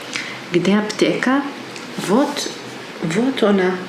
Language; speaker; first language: Russian; non-native, learner; English